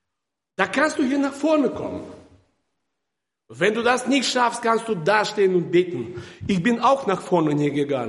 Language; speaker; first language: German; non-native, fluent; Russian